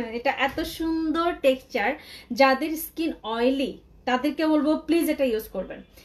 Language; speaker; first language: Bangla; non-native, local second language; Chakma